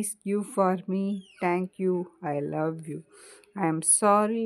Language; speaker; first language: English; non-native, learner; Tamil